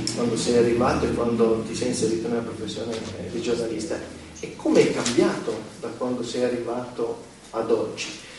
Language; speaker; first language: Italian; native; Italian